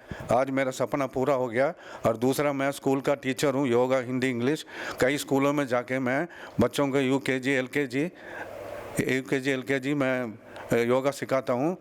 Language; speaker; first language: Hindi; non-native, local second language; Tamil